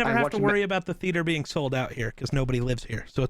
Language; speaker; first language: English; native; English